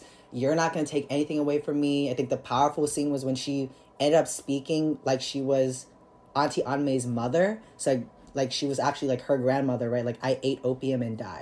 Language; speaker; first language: English; early bilingual, other home language; Cebuano